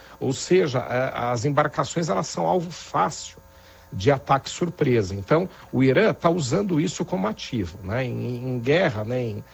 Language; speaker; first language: Portuguese; native; Portuguese